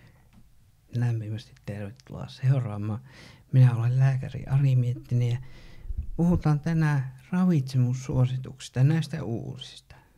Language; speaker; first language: Finnish; native; Finnish